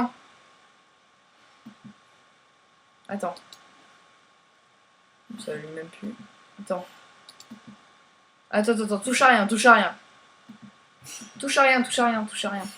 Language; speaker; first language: French; native; French